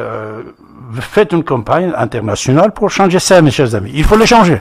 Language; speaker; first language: French; non-native, fluent; Persian